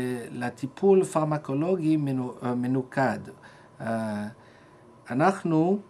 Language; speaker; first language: Hebrew; non-native, fluent; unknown